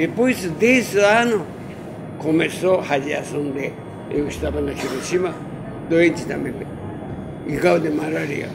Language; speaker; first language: Portuguese; non-native, learner; Japanese